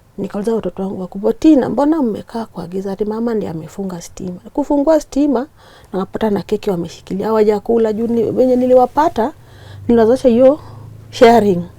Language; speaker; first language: Swahili; non-native, local second language; Luo (Kenya and Tanzania)